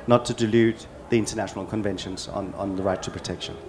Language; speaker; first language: English; non-native, fluent; Danish